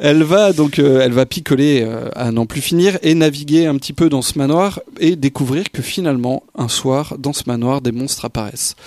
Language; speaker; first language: French; native; French